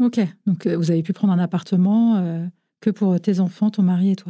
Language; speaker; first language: French; native; French